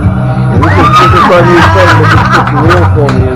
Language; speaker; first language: English; native; English